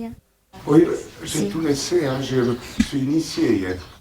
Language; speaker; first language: French; native; French